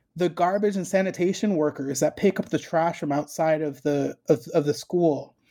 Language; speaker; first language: English; early bilingual, other home language; Spanish